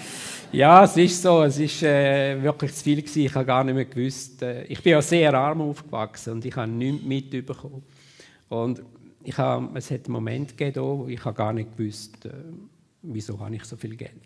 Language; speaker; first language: German; native; German